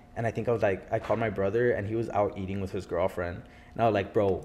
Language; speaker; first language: English; early bilingual, other home language; Spanish